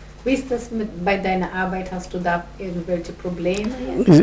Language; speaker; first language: German; non-native, fluent; Gujarati